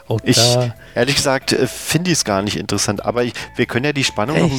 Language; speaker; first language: German; native; German